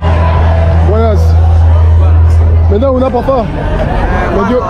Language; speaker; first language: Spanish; non-native, learner; French